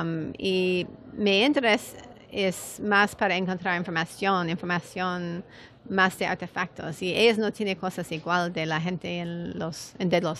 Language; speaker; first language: Spanish; non-native, fluent; English